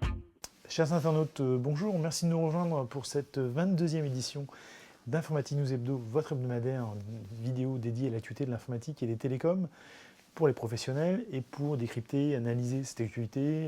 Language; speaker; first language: French; native; French